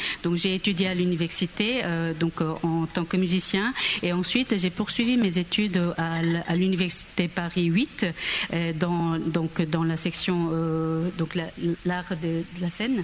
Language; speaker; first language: French; non-native, fluent; Korean